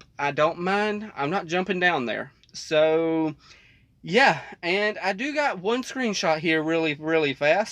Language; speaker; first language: English; native; English